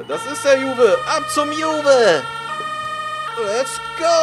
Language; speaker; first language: German; native; German